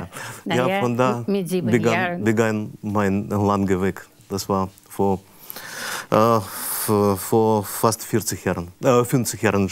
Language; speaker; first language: German; non-native, fluent; Russian